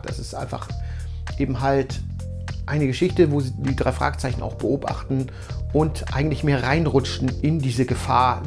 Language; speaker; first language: German; native; German